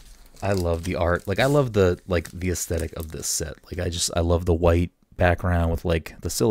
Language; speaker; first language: English; native; English